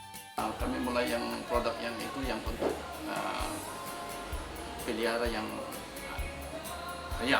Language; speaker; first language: Indonesian; non-native, local second language; Tetum